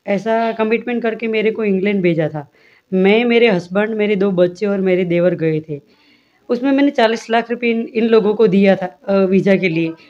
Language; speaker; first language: Hindi; non-native, local second language; Gujarati